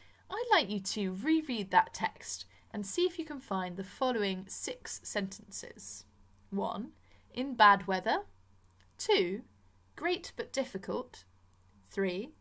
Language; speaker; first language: English; native; English